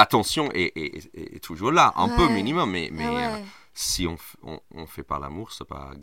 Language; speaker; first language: French; non-native, fluent; English